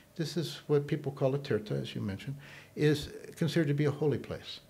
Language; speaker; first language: English; native; English